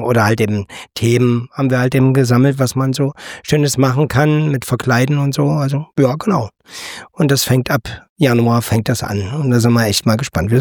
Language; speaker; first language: German; native; German